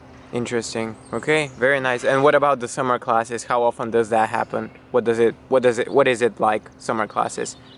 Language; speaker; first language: English; non-native, fluent; Bulgarian